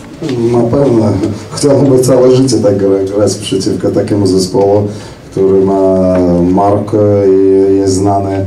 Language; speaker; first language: Polish; non-native, fluent; Russian